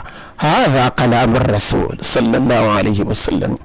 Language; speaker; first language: Arabic; non-native, learner; Yoruba